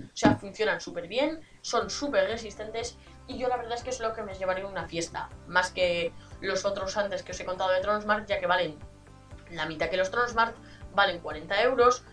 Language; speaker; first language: Spanish; native; Spanish